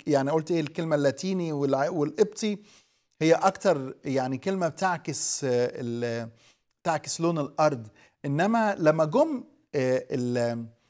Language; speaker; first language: Arabic; native; Arabic